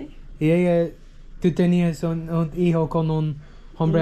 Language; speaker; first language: Spanish; non-native, learner; English